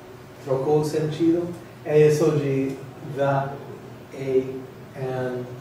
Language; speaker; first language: Portuguese; non-native, learner; English